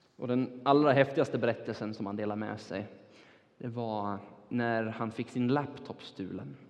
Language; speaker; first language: Swedish; non-native, fluent; Turkish